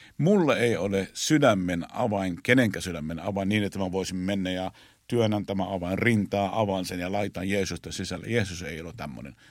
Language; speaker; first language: Finnish; non-native, fluent; Arabic